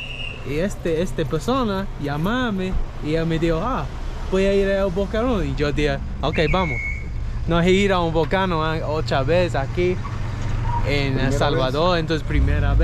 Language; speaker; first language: Spanish; non-native, learner; English